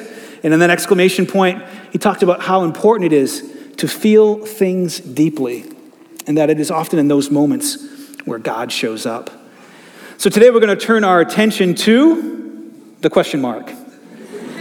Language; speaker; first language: English; native; English